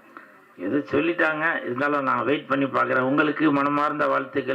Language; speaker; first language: Tamil; native; Tamil